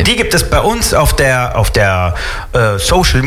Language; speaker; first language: German; native; German